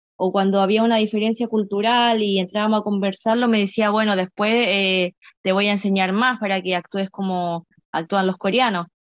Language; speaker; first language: Spanish; native; Spanish